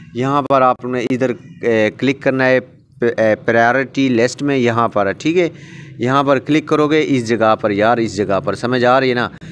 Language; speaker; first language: Urdu; native; Urdu